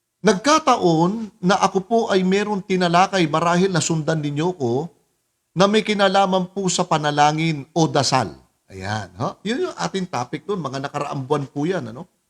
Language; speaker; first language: Filipino; native; Filipino